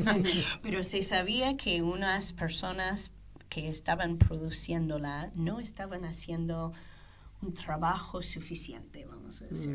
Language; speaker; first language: Spanish; non-native, fluent; English